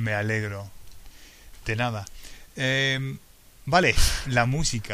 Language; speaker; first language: Spanish; non-native, fluent; English